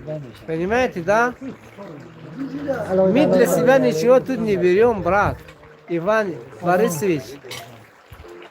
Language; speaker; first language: Russian; non-native, local second language; Tajik